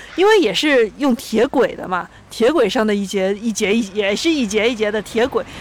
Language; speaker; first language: Chinese; native; Chinese